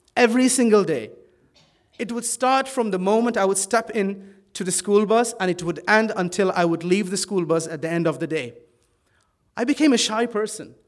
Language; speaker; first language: English; early bilingual, other home language; Dutch